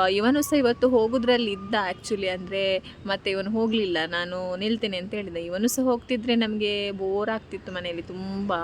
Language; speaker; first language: Kannada; non-native, local second language; Tulu